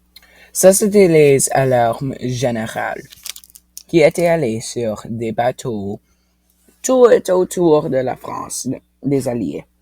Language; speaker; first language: French; non-native, local second language; English